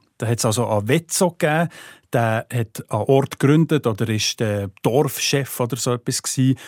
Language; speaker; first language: German; native; German